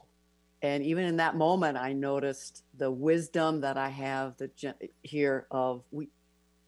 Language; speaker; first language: English; native; English